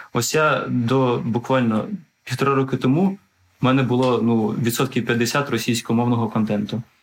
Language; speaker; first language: Ukrainian; non-native, local second language; Russian